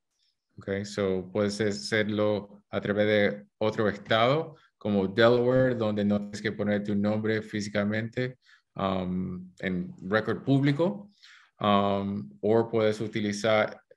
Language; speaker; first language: Spanish; early bilingual, heritage; Spanish